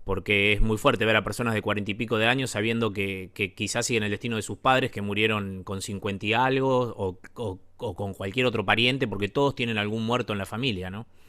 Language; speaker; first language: Spanish; native; Spanish